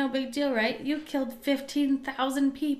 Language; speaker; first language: English; native; English